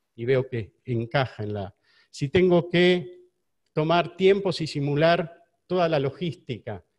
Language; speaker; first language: Spanish; native; Spanish